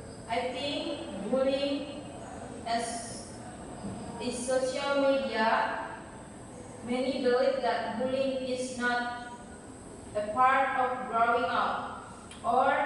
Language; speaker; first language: English; non-native, learner; Indonesian